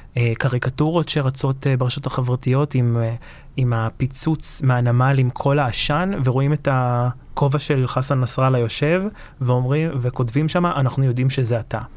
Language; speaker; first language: Hebrew; early bilingual, other home language; Arabic